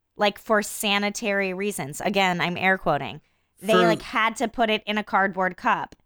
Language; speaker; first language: English; native; English